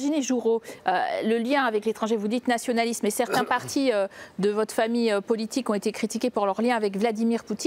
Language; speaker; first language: French; native; French